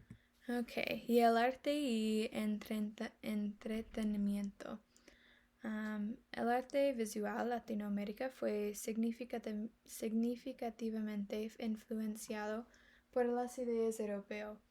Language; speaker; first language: Spanish; non-native, learner; English